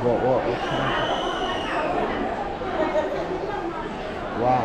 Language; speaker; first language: Chinese; non-native, learner; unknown